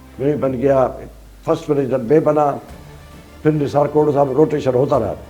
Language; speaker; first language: Urdu; non-native, local second language; Sindhi